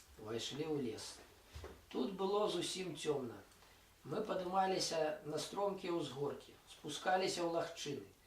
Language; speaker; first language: Belarusian; non-native, local second language; Russian